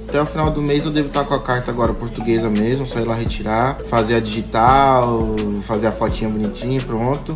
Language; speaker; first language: Portuguese; native; Portuguese